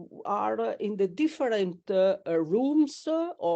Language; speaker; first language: English; non-native, learner; Italian